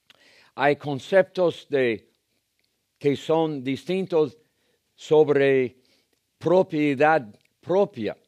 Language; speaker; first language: Spanish; non-native, fluent; English